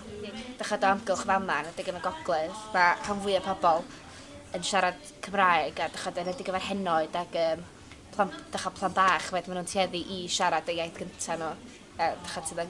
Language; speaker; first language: Welsh; native; Welsh